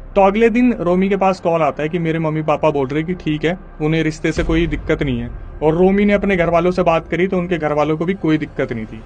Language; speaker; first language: Hindi; native; Hindi